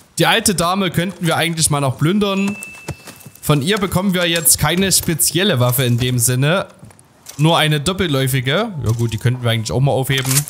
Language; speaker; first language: German; native; German